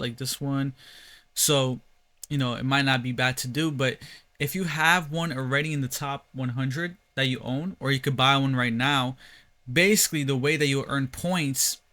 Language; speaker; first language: English; native; English